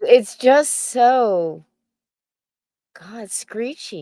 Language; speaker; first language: English; native; English